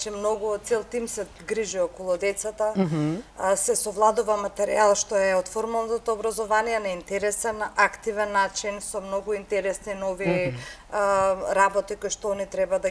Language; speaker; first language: Macedonian; native; Macedonian